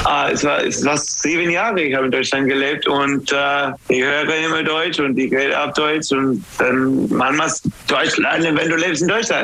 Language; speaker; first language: German; non-native, learner; English